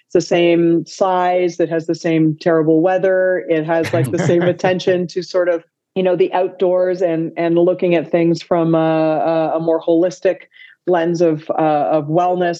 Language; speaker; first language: English; native; English